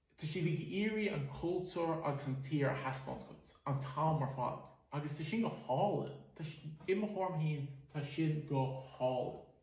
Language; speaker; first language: Irish; native; Irish